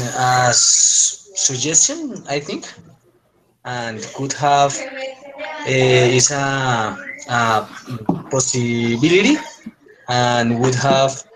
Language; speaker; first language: English; non-native, learner; Spanish